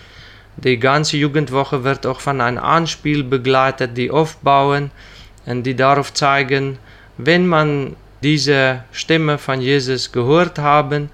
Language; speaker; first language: German; non-native, local second language; Plautdietsch